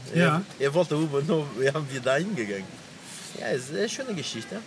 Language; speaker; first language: German; non-native, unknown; Portuguese